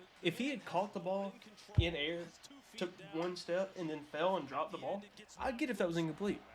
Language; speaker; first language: English; native; English